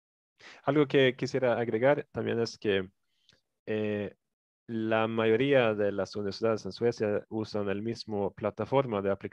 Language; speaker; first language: Spanish; non-native, fluent; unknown